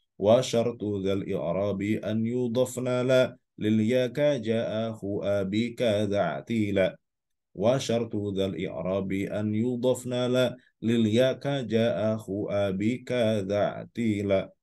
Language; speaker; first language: Arabic; non-native, fluent; Indonesian